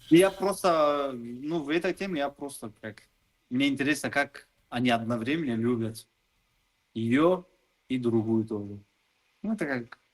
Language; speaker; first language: Russian; non-native, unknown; Turkish